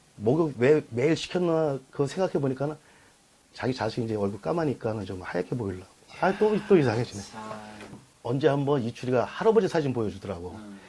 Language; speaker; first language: Korean; native; Korean